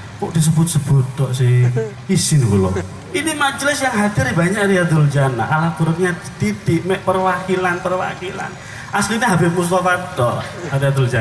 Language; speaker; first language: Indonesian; non-native, local second language; Javanese